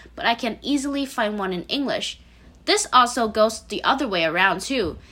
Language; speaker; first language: English; non-native, fluent; Vietnamese